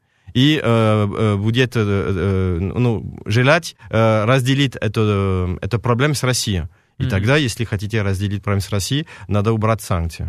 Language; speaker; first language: Russian; non-native, fluent; French